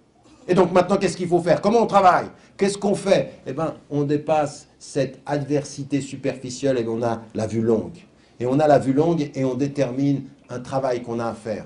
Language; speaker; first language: French; native; French